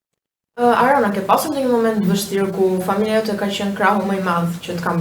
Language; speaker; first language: Albanian; native; Albanian